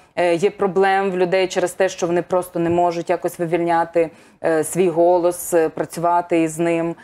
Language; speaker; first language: Ukrainian; native; Ukrainian